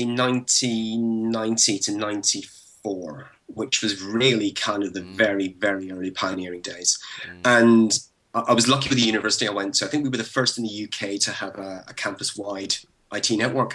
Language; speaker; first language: English; native; English